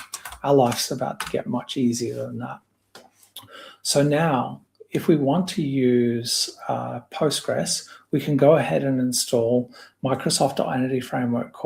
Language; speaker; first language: English; native; English